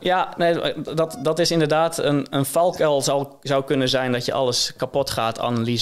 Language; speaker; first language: Dutch; native; Dutch